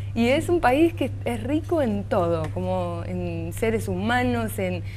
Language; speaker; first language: Spanish; non-native, local second language; German